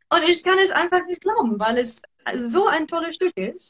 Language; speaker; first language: German; non-native, fluent; English